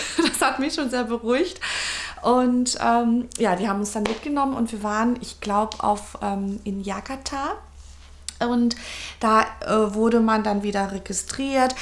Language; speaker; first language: German; early bilingual, other home language; Vietnamese